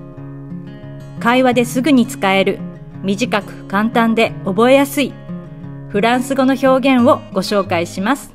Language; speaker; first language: Japanese; native; Japanese